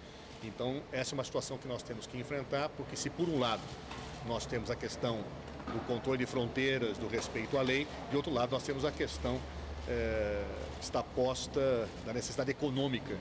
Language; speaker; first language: Portuguese; native; Portuguese